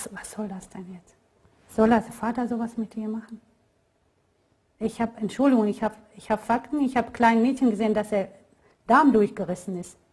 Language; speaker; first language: German; non-native, fluent; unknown